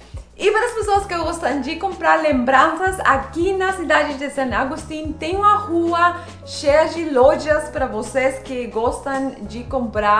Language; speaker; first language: Portuguese; non-native, fluent; Spanish